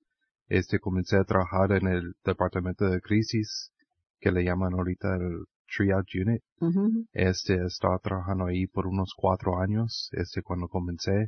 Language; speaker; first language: Spanish; early bilingual, heritage; Spanish